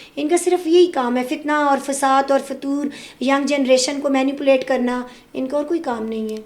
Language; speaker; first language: Urdu; non-native, local second language; Northern Hindko